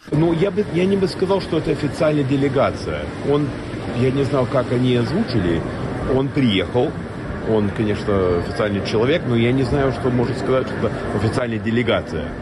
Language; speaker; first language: Russian; non-native, fluent; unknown